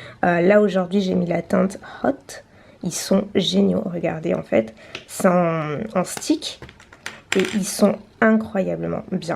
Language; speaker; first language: French; native; French